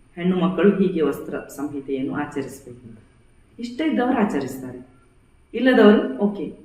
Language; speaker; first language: Kannada; non-native, local second language; Badaga